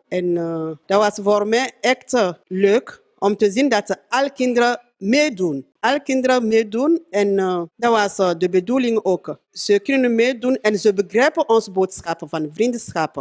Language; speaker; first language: Dutch; non-native, fluent; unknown